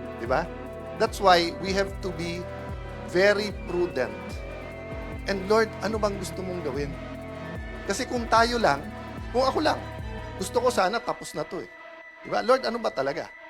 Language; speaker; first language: Filipino; native; Filipino